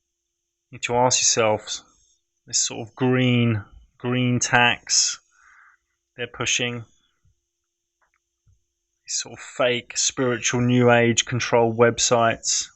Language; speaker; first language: English; native; English